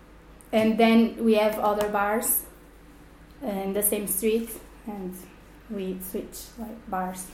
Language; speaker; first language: English; non-native, fluent; Portuguese